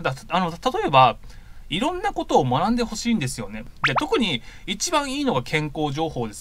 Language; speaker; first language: Japanese; native; Japanese